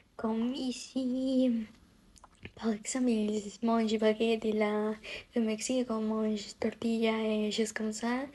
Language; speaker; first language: French; non-native, learner; Spanish